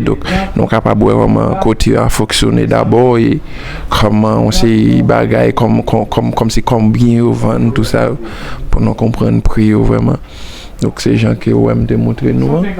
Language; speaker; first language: French; non-native, learner; Haitian Creole